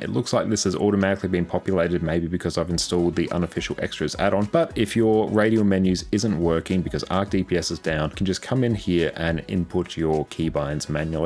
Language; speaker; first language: English; native; English